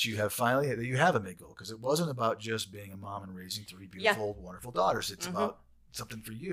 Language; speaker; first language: English; native; English